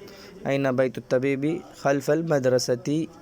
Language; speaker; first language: Arabic; non-native, fluent; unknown